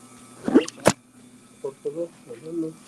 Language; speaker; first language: Spanish; non-native, learner; Igbo